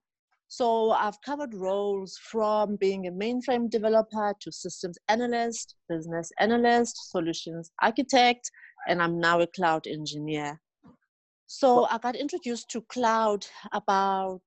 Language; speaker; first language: English; non-native, local second language; Xhosa